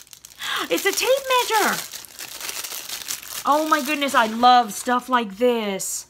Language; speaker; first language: English; native; English